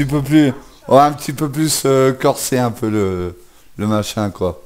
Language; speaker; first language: French; native; French